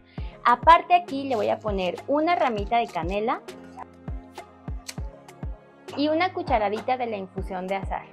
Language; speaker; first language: Spanish; native; Spanish